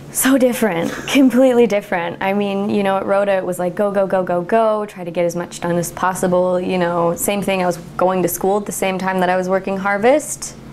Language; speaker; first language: English; native; English